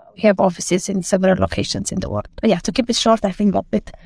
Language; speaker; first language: English; non-native, fluent; Romanian